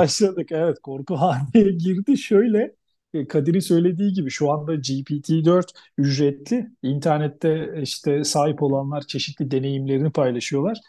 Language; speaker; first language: Turkish; native; Turkish